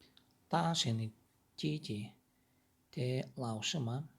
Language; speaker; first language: Chinese; non-native, learner; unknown